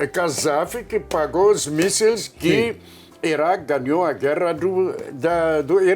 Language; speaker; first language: Portuguese; non-native, fluent; Arabic